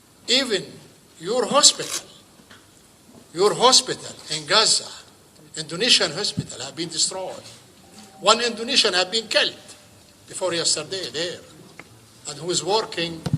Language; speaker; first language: English; non-native, fluent; Arabic